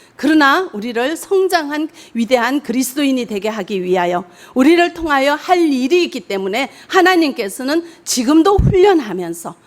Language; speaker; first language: Korean; native; Korean